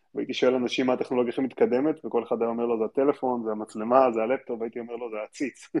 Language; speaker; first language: Hebrew; native; Hebrew